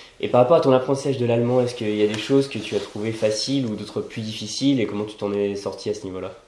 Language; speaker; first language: French; native; French